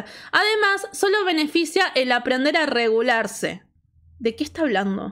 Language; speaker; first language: Spanish; native; Spanish